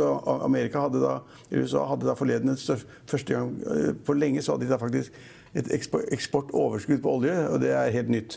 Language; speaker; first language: Norwegian; native; Norwegian